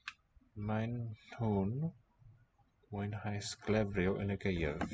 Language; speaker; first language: Welsh; non-native, learner; English